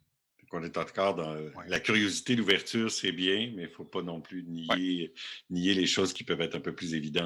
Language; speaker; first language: French; native; French